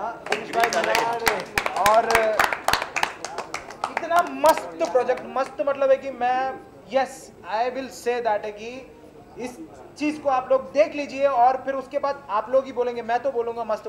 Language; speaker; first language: Hindi; non-native, local second language; Malayalam